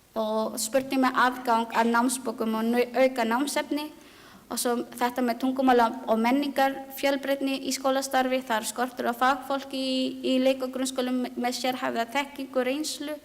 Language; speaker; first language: Icelandic; non-native, learner; Filipino